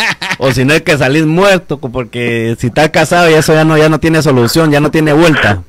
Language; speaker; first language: Spanish; native; Spanish